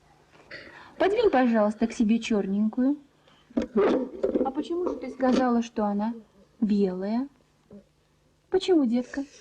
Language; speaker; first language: Russian; native; Russian